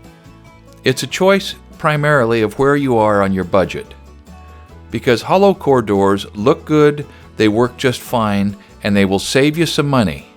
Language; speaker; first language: English; native; English